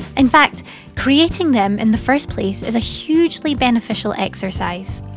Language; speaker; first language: English; native; English